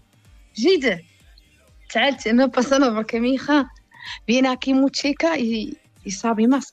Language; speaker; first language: Spanish; non-native, learner; Arabic